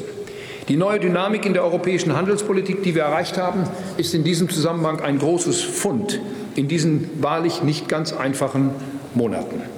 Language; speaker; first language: German; native; German